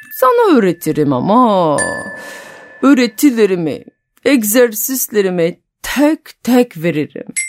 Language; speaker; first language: Turkish; non-native, fluent; French